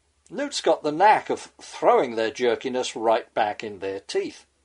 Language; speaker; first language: English; native; English